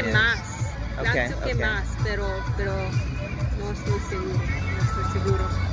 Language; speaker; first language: Spanish; non-native, learner; English